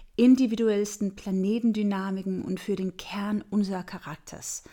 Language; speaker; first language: German; non-native, fluent; Danish